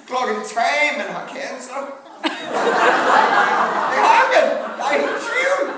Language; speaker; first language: Danish; non-native, fluent; English